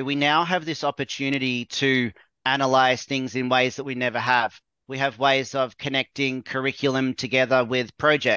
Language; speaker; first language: English; native; English